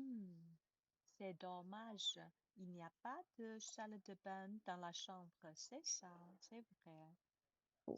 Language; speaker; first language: French; non-native, learner; Chinese